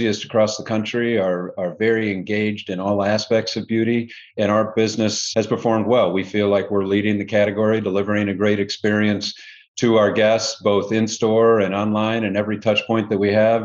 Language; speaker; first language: English; native; English